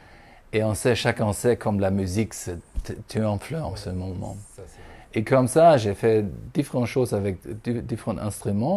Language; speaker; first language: French; non-native, fluent; German